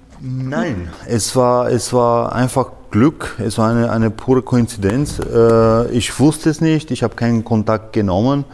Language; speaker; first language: German; non-native, fluent; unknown